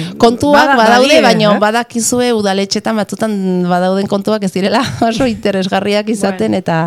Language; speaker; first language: Basque; native; Basque